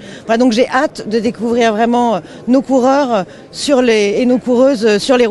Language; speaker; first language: French; native; French